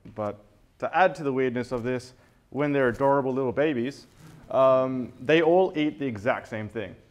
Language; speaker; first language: English; native; English